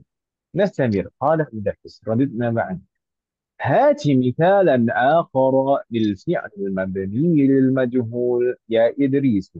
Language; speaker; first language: Arabic; non-native, fluent; Indonesian